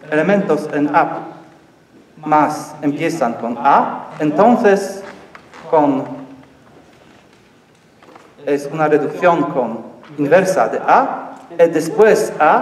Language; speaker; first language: Spanish; non-native, learner; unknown